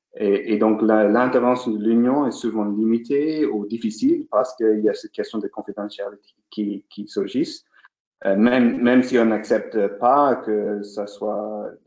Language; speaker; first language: French; non-native, fluent; English